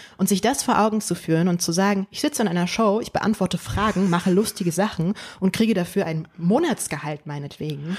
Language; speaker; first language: German; early bilingual, other home language; Polish